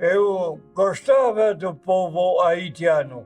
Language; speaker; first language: Portuguese; non-native, fluent; Italian